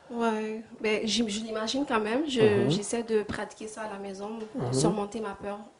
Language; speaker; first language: French; early bilingual, other home language; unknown